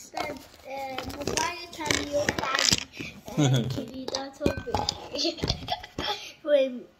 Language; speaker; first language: Persian; early bilingual, heritage; Persian